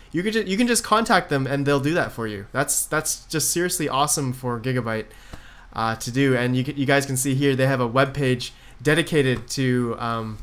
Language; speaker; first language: English; native; English